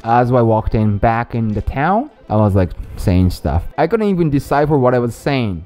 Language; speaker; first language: English; non-native, fluent; Japanese